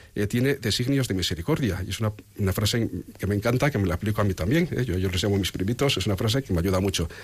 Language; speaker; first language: Spanish; native; Spanish